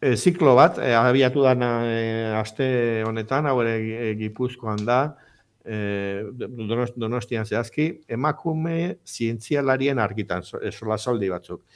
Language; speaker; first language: Basque; native; Basque